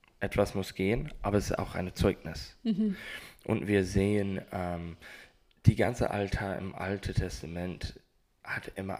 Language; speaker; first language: German; non-native, learner; English